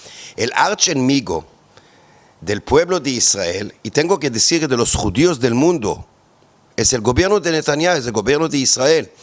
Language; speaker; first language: Spanish; non-native, fluent; Hebrew